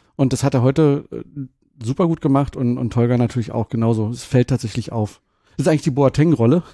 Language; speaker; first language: German; native; German